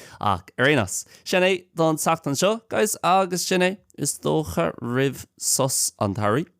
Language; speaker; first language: Irish; native; Irish